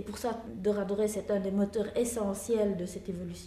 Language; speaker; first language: French; native; French